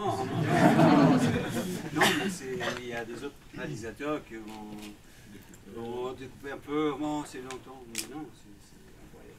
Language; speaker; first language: French; non-native, fluent; English